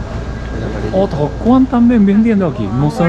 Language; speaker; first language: Spanish; non-native, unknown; Japanese